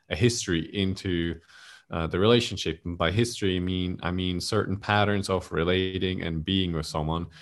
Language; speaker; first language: English; non-native, fluent; German